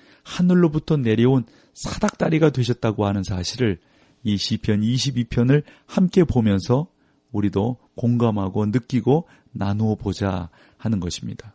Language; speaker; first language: Korean; native; Korean